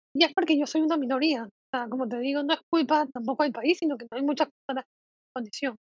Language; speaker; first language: Spanish; native; Spanish